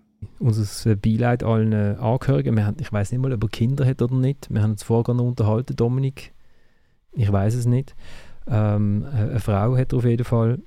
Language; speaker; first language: German; native; German